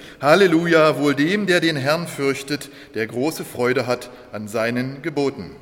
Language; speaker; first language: German; native; German